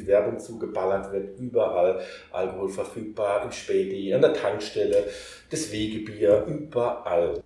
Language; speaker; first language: German; native; German